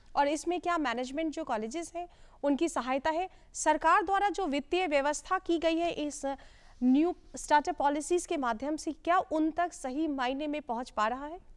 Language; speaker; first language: Hindi; native; Hindi